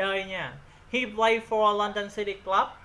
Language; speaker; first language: English; non-native, learner; Vietnamese